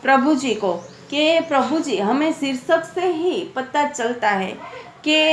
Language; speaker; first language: Hindi; non-native, local second language; Gujarati